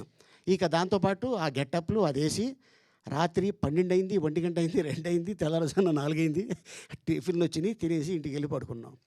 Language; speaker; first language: Telugu; native; Telugu